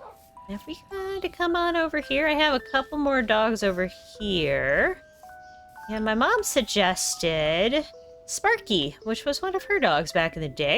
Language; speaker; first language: English; native; English